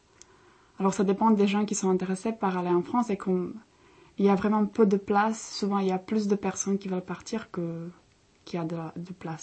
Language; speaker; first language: French; non-native, fluent; Czech